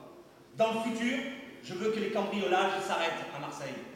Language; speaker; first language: French; non-native, learner; Vietnamese